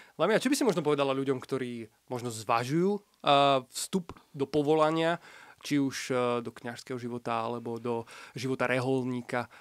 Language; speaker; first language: Slovak; native; Slovak